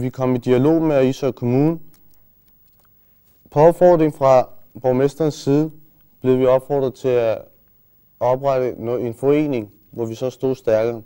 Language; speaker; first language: Danish; early bilingual, other home language; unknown